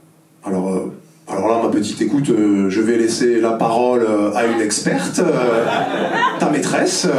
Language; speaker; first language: French; native; French